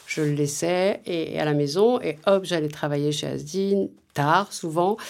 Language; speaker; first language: French; native; French